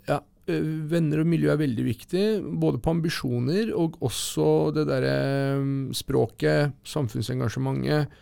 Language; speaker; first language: Norwegian; early bilingual, other home language; Persian